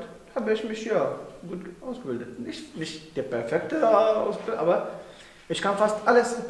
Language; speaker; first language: German; non-native, learner; Arabic